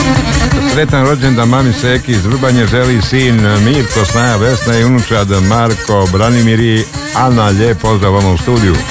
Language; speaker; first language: Serbian; native; Serbian